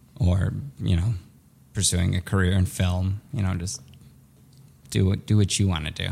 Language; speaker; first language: English; early bilingual, other home language; Russian